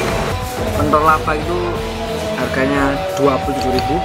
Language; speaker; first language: Indonesian; native; Indonesian